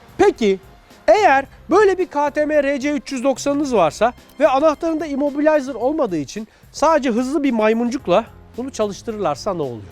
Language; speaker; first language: Turkish; native; Turkish